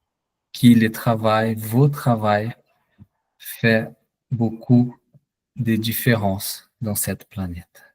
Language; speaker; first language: French; non-native, fluent; Portuguese